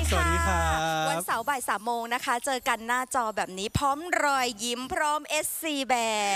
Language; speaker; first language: Thai; native; Thai